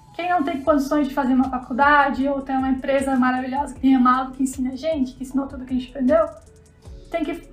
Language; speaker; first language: Portuguese; native; Portuguese